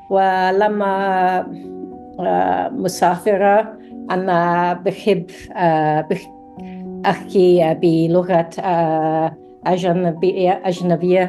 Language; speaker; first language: Arabic; non-native, learner; English